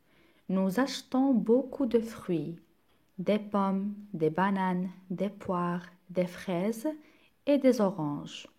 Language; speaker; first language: French; non-native, local second language; Arabic